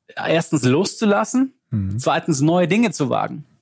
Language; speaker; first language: German; native; German